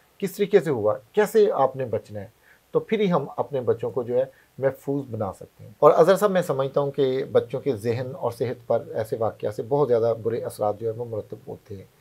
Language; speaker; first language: Urdu; non-native, local second language; Punjabi